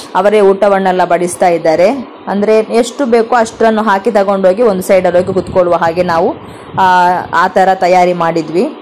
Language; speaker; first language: Kannada; non-native, local second language; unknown